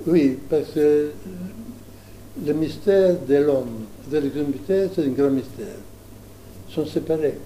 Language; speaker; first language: French; non-native, learner; Italian